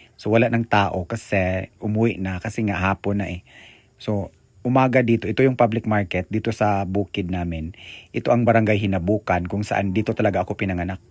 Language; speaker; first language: Filipino; non-native, local second language; Cebuano